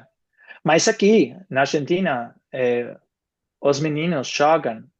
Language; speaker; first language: Portuguese; non-native, fluent; Spanish